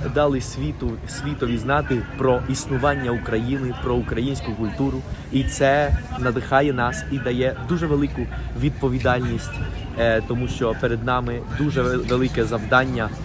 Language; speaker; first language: Ukrainian; non-native, fluent; Spanish